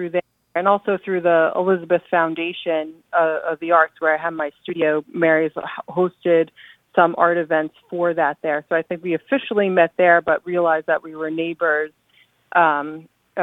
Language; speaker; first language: English; native; English